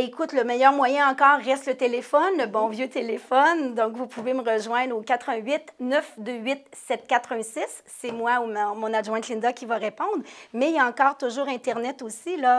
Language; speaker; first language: French; native; French